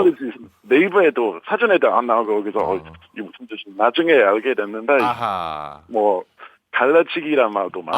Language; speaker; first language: Korean; non-native, fluent; English